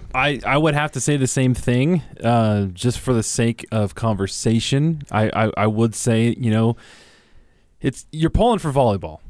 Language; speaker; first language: English; native; English